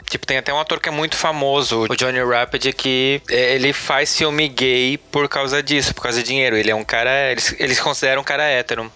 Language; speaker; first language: Portuguese; native; Portuguese